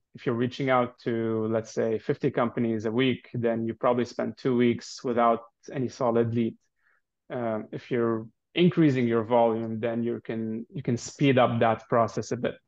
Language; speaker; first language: English; non-native, fluent; Arabic